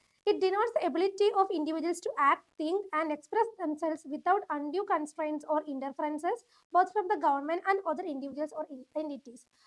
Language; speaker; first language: English; non-native, local second language; Malayalam